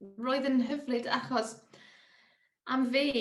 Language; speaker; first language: Welsh; non-native, learner; English